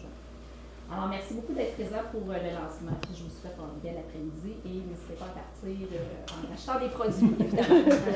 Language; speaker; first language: French; native; French